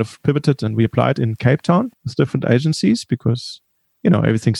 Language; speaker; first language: English; non-native, fluent; German